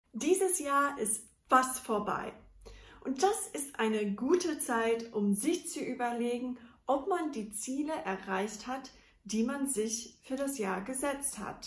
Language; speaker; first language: German; non-native, fluent; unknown